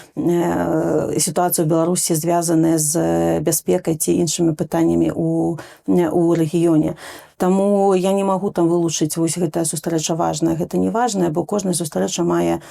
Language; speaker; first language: Belarusian; non-native, local second language; Russian